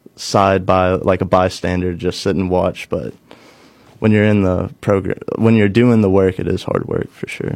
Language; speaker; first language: English; native; English